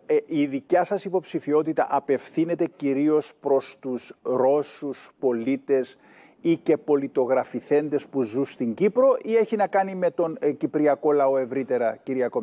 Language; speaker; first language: Greek; native; Greek